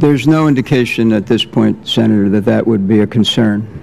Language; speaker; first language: English; native; English